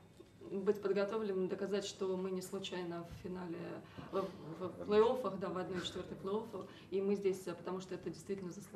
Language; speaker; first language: Russian; native; Russian